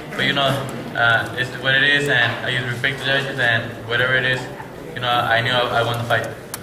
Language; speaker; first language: English; non-native, fluent; Spanish